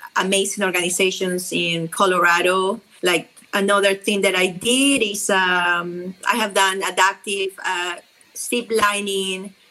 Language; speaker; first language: English; non-native, fluent; Spanish